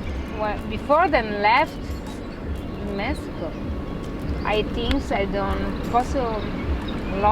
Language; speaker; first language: English; non-native, learner; Italian